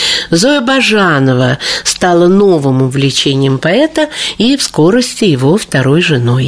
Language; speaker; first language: Russian; native; Russian